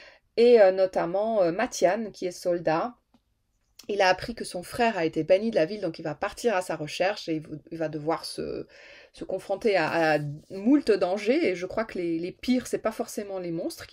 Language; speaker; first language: French; native; French